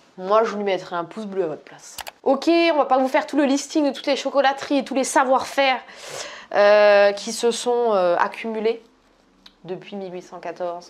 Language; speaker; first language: French; native; French